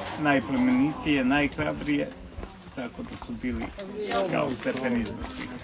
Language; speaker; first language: Bosnian; native; Bosnian